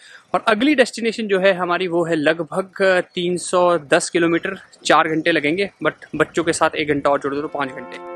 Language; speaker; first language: Hindi; native; Hindi